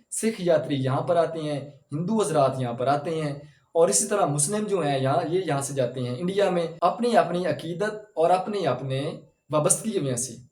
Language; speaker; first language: Urdu; non-native, local second language; Punjabi